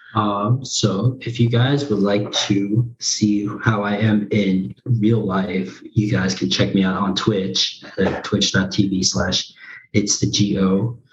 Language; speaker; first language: English; early bilingual, other home language; Korean